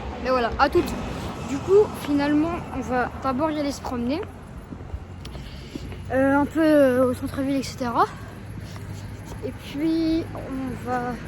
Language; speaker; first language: French; native; French